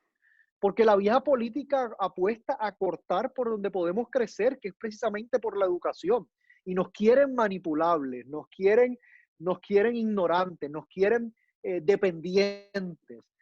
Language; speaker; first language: Spanish; native; Spanish